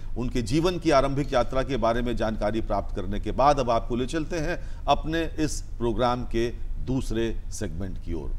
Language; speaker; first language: Hindi; native; Hindi